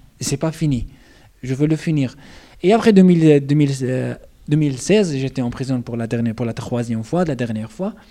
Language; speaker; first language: French; non-native, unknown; Arabic